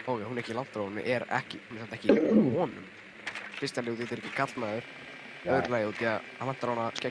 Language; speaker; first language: Icelandic; native; Icelandic